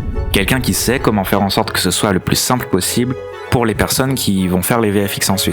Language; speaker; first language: French; native; French